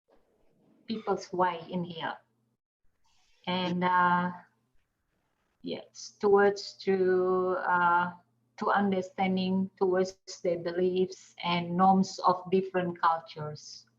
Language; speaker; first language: English; non-native, fluent; Indonesian